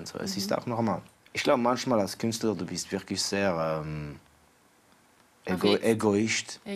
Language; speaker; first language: German; non-native, fluent; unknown